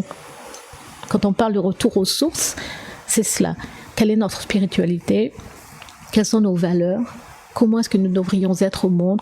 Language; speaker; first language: French; native; French